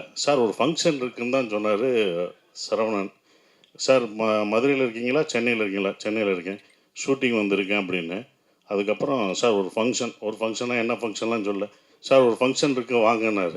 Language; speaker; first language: Tamil; native; Tamil